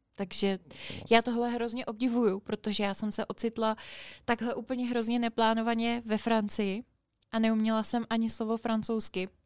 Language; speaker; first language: Czech; native; Czech